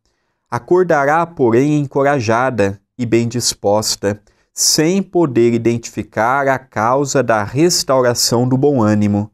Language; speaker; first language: Portuguese; native; Portuguese